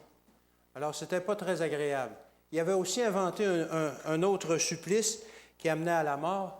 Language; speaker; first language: French; native; French